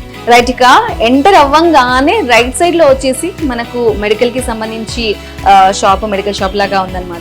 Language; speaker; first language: Telugu; native; Telugu